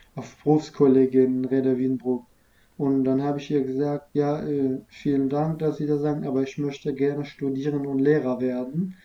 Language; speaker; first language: German; non-native, fluent; Arabic